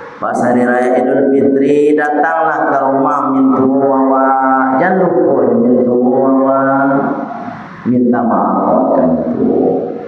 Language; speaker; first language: Malay; non-native, local second language; Minangkabau